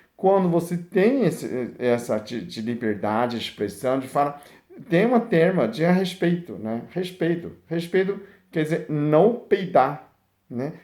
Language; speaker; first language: Portuguese; non-native, fluent; Chinese